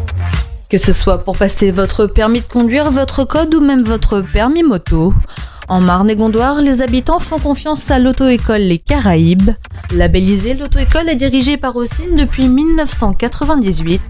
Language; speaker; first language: French; native; French